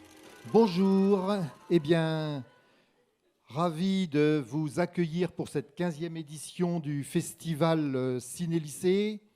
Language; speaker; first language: French; native; French